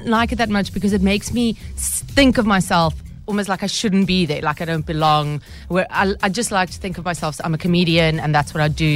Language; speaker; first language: English; native; English